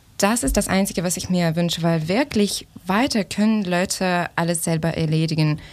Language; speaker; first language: German; non-native, fluent; Ukrainian